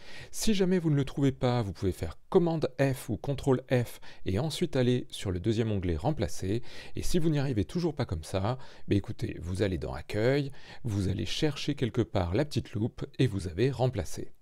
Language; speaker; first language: French; native; French